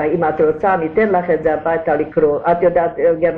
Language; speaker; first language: Hebrew; non-native, learner; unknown